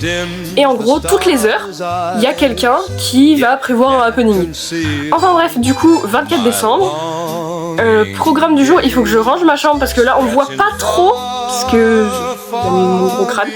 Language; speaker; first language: French; native; French